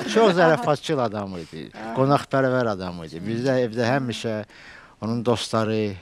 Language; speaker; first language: Azerbaijani; native; Azerbaijani